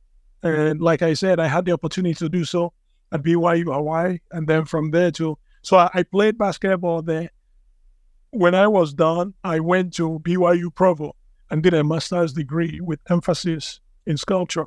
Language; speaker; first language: English; non-native, local second language; Igbo